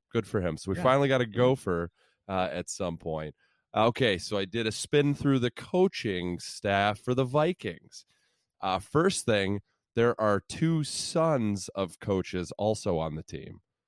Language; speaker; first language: English; native; English